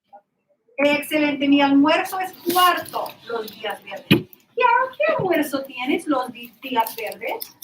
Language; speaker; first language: Spanish; non-native, fluent; English